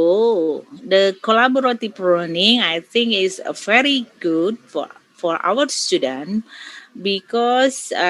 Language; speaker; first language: English; non-native, learner; Indonesian